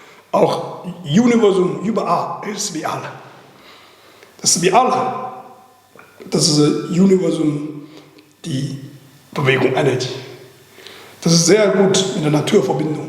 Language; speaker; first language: German; non-native, learner; Chinese